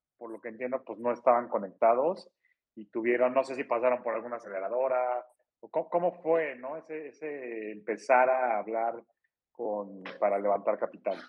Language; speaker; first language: Spanish; native; Spanish